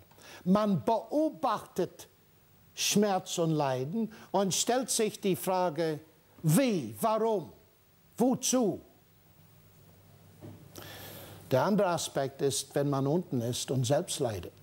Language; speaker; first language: German; non-native, fluent; English